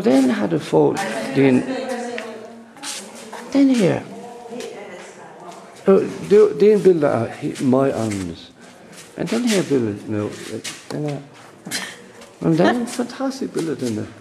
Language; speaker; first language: Danish; non-native, learner; English